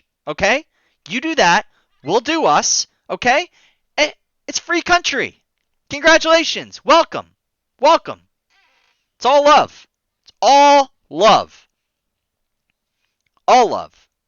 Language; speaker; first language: English; native; English